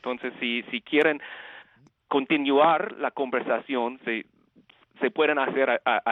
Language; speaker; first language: Spanish; early bilingual, heritage; Spanish